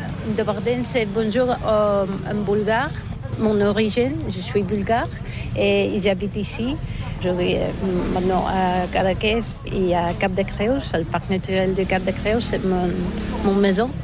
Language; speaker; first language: French; non-native, learner; Bulgarian